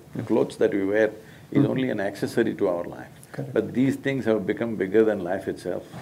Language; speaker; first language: English; non-native, local second language; Kannada